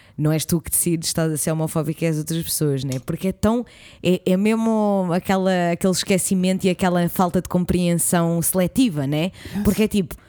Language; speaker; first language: Portuguese; native; Portuguese